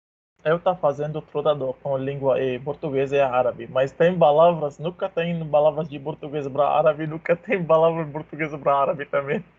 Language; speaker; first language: Portuguese; non-native, learner; Arabic